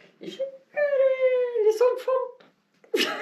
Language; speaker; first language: French; non-native, learner; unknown